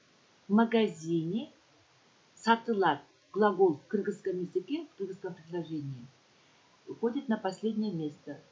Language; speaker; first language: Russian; non-native, local second language; Kyrgyz